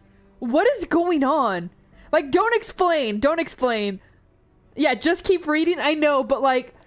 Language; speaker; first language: English; native; English